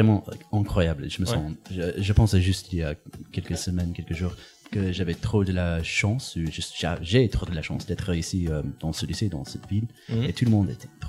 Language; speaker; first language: French; non-native, fluent; English